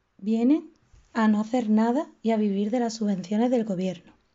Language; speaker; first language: Spanish; native; Spanish